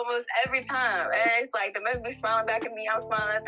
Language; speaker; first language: English; native; English